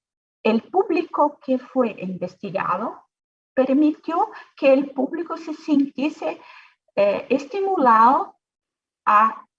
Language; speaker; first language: Spanish; non-native, fluent; Portuguese